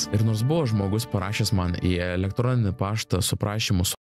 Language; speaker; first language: Lithuanian; native; Lithuanian